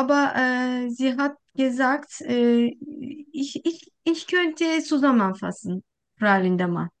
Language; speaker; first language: German; non-native, learner; Turkish